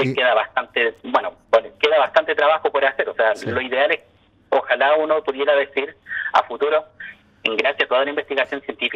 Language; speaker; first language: Spanish; native; Spanish